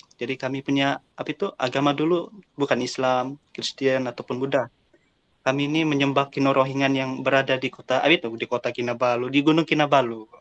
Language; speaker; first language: Malay; non-native, local second language; Central Dusun